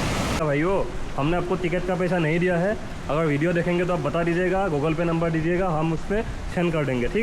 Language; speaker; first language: Hindi; non-native, local second language; Assamese